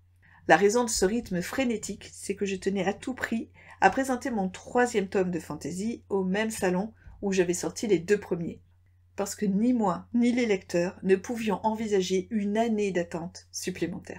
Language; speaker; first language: French; native; French